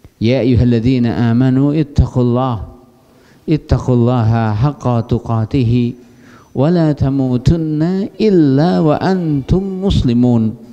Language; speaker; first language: Arabic; non-native, fluent; Javanese